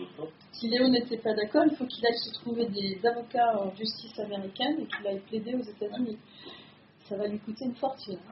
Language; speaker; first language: French; native; French